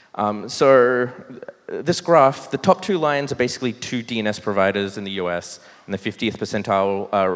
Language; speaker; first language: English; native; English